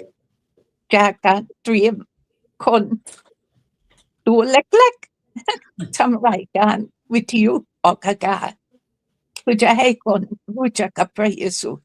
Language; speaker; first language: Thai; non-native, fluent; English